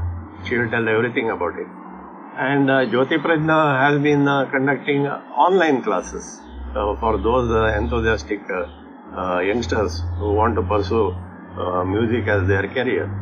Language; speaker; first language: English; non-native, local second language; Konkani